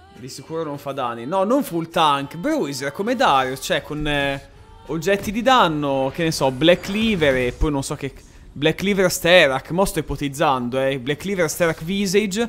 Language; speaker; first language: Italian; native; Italian